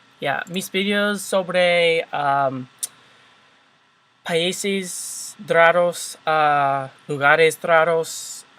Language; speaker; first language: Spanish; non-native, learner; English